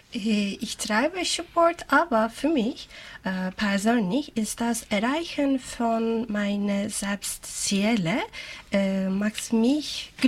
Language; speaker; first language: German; non-native, learner; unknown